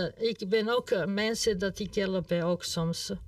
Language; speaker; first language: Dutch; non-native, learner; Serbian